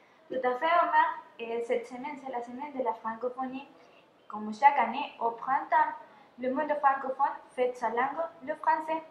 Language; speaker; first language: French; non-native, fluent; Spanish